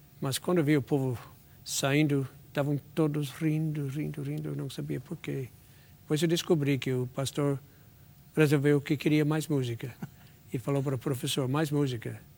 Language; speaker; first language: Portuguese; non-native, fluent; English